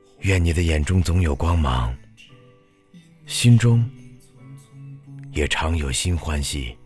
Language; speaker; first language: Chinese; native; Chinese